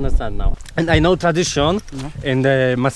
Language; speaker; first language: English; non-native, learner; Polish